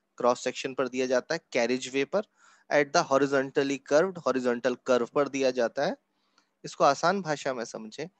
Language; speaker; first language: Hindi; native; Hindi